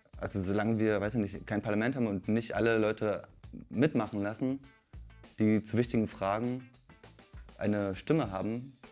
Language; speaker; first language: German; non-native, local second language; Upper Sorbian